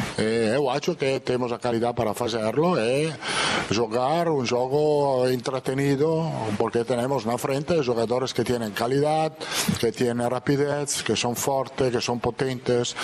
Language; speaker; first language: Portuguese; non-native, fluent; Italian